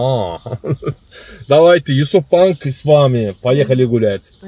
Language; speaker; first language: Russian; non-native, learner; Turkish